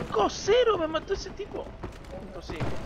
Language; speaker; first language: Spanish; native; Spanish